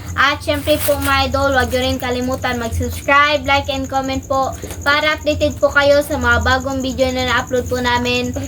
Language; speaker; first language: Filipino; non-native, local second language; Cebuano